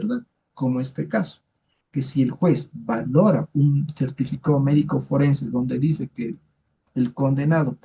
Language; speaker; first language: Spanish; native; Spanish